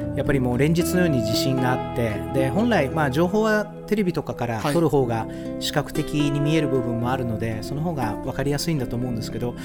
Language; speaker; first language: Japanese; early bilingual, other home language; Portuguese